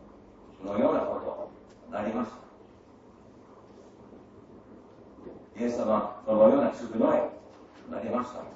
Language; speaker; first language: Japanese; non-native, fluent; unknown